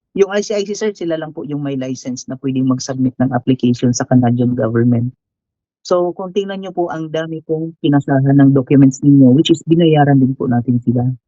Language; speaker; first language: Filipino; native; Filipino